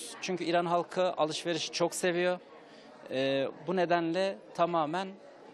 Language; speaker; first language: Turkish; native; Turkish